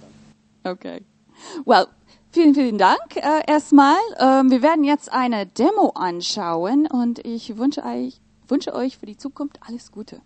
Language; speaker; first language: German; non-native, fluent; English